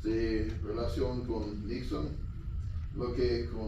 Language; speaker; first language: Spanish; non-native, learner; English